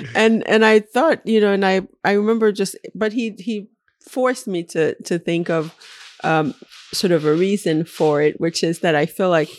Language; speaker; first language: English; early bilingual, other home language; Haitian Creole